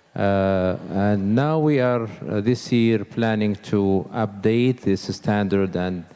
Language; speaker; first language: English; non-native, fluent; Arabic